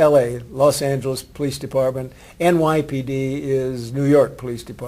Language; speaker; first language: English; native; English